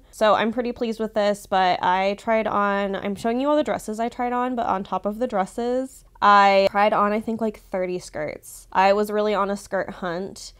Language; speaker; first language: English; native; English